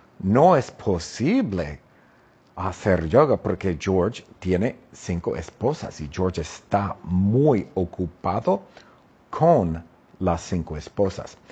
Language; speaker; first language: Spanish; non-native, fluent; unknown